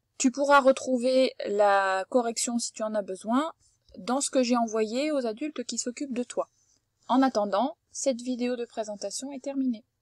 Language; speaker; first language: French; native; French